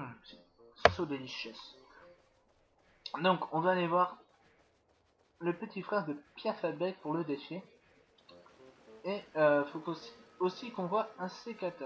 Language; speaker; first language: French; native; French